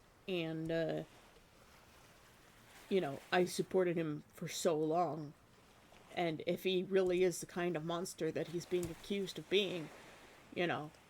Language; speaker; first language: English; native; English